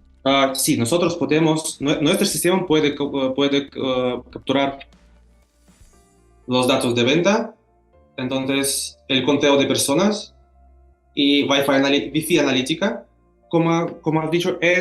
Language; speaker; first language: Spanish; non-native, fluent; Russian